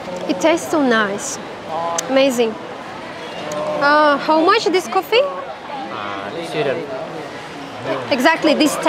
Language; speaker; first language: English; non-native, learner; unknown